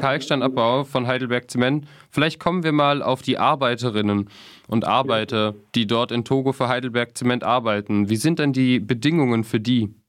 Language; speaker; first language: German; native; German